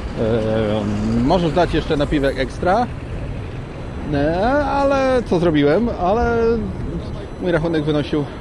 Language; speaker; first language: Polish; native; Polish